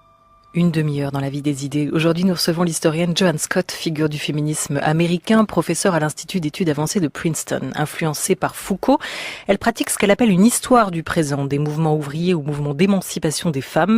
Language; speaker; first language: French; native; French